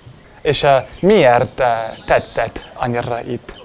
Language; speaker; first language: Hungarian; non-native, learner; English